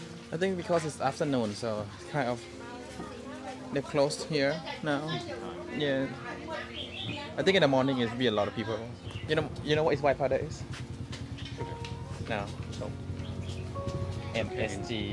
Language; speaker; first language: English; non-native, learner; Thai